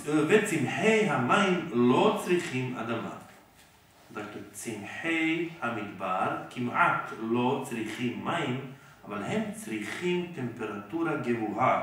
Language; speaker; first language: Hebrew; non-native, fluent; Serbian